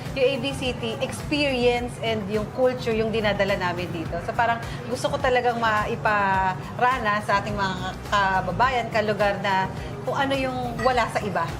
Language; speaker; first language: Filipino; native; Filipino